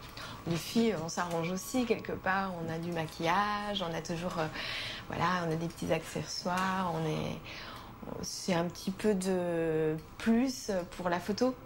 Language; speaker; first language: French; native; French